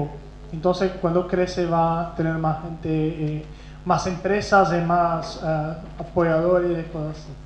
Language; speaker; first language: Spanish; non-native, fluent; Portuguese